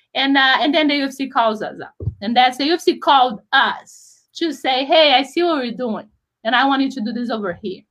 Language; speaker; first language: English; non-native, fluent; Portuguese